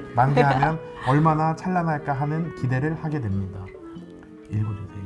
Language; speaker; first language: Korean; native; Korean